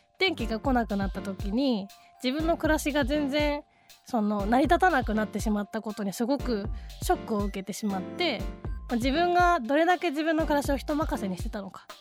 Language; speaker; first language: Japanese; native; Japanese